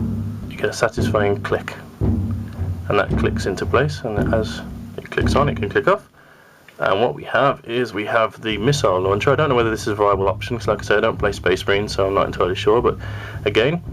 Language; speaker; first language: English; native; English